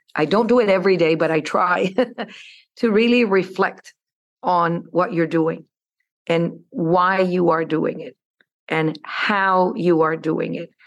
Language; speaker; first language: English; non-native, fluent; Spanish